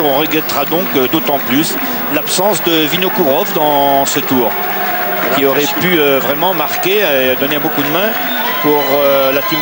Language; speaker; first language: French; native; French